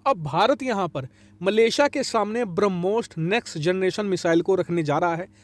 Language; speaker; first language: Hindi; native; Hindi